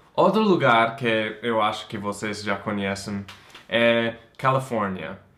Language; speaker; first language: Portuguese; non-native, fluent; English